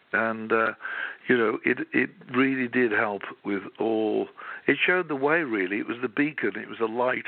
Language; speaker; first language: English; native; English